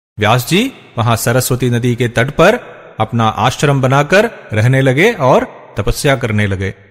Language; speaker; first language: Hindi; native; Hindi